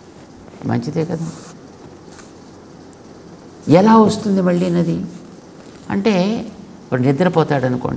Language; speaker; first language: Telugu; native; Telugu